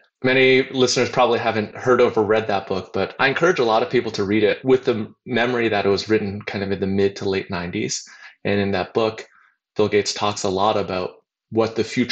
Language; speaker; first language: English; native; English